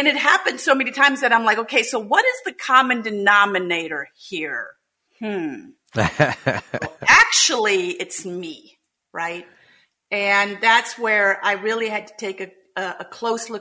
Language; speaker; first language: English; non-native, fluent; German